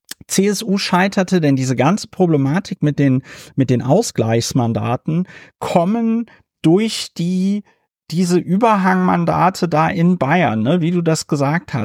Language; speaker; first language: German; native; German